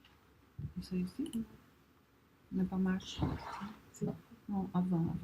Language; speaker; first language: French; non-native, learner; Portuguese